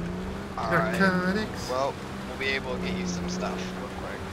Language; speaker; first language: English; native; English